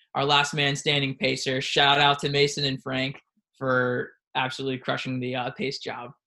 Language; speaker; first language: English; native; English